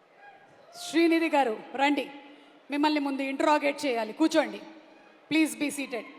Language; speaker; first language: Telugu; native; Telugu